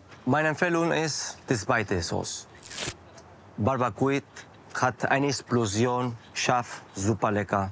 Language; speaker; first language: German; non-native, learner; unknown